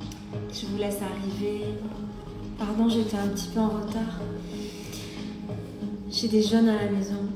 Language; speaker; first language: French; native; French